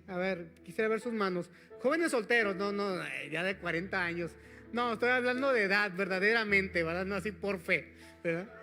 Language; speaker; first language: Spanish; native; Spanish